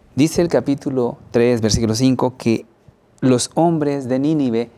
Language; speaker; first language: Spanish; native; Spanish